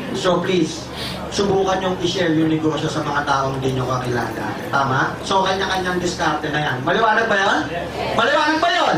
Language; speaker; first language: Filipino; native; Filipino